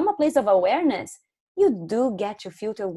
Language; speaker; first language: English; non-native, fluent; Portuguese